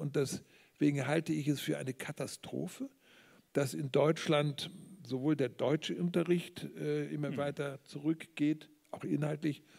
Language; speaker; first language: German; native; German